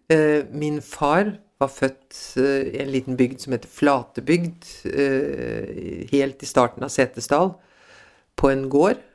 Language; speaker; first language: Norwegian; early bilingual, other home language; Swedish